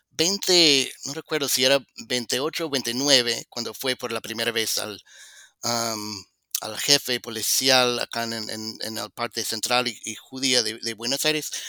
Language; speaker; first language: Spanish; non-native, fluent; English